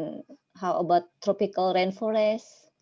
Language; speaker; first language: English; non-native, learner; Indonesian